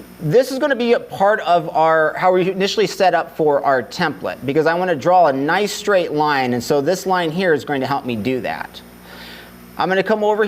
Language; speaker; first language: English; native; English